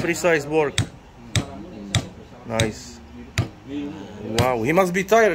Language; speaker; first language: English; non-native, learner; Czech